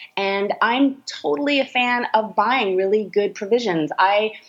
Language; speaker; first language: English; native; English